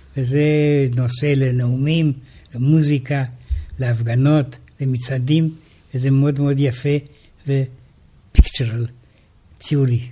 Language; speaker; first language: Hebrew; non-native, fluent; Romanian